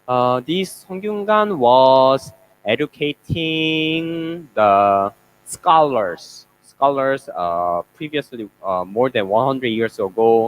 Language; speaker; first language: English; non-native, learner; Korean